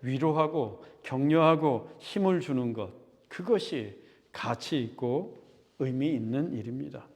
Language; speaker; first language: Korean; native; Korean